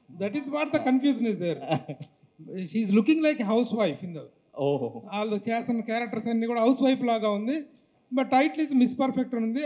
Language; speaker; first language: Telugu; native; Telugu